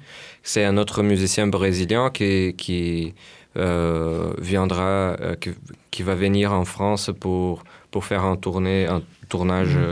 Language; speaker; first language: French; non-native, fluent; Portuguese